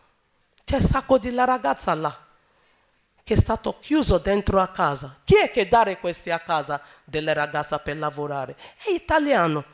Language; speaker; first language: Italian; non-native, learner; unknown